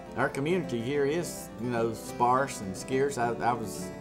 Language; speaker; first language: English; native; English